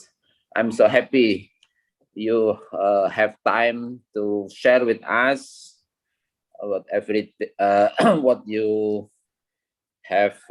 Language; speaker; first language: English; non-native, learner; Indonesian